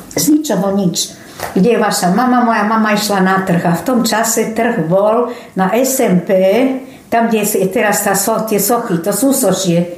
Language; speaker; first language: Slovak; native; Slovak